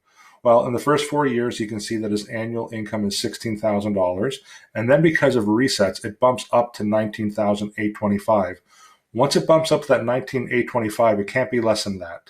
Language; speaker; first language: English; native; English